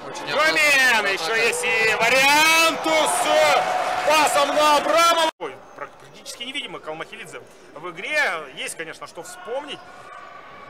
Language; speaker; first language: Russian; native; Russian